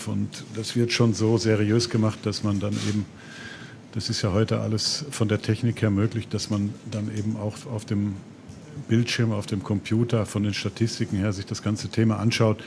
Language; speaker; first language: German; native; German